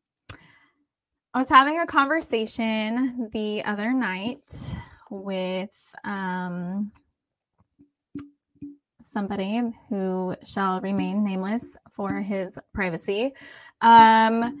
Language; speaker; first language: English; native; English